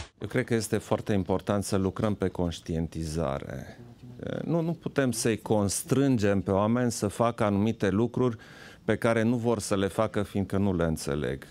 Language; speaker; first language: Romanian; non-native, local second language; German